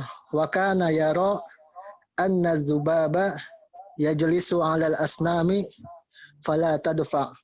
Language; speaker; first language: Arabic; non-native, learner; Indonesian